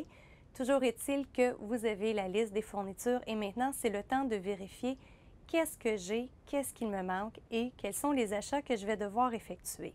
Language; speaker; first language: French; native; French